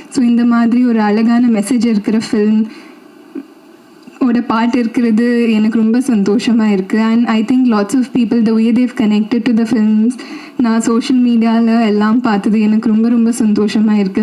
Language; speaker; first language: Tamil; non-native, learner; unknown